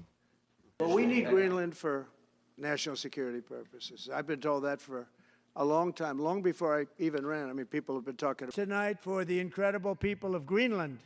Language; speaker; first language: English; native; English